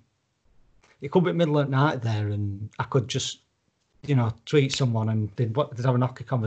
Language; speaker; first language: English; native; English